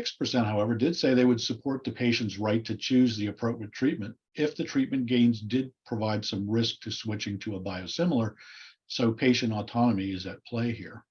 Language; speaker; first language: English; native; English